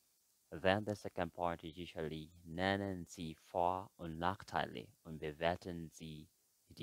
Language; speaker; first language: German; non-native, fluent; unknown